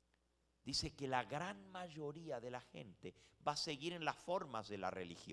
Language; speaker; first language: Spanish; native; Spanish